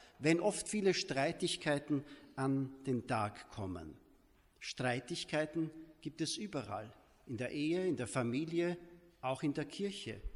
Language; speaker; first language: German; native; German